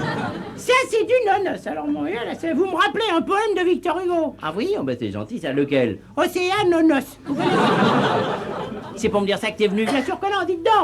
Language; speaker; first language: French; native; French